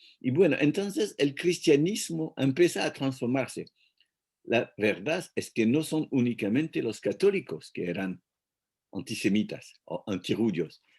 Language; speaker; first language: Spanish; non-native, fluent; French